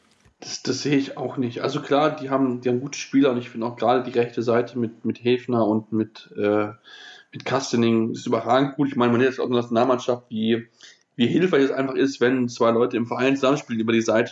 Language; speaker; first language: German; native; German